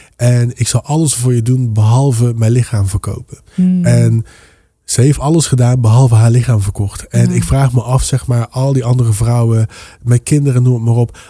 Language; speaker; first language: Dutch; early bilingual, other home language; Papiamento